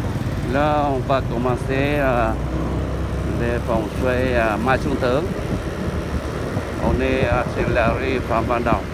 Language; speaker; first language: French; non-native, fluent; Vietnamese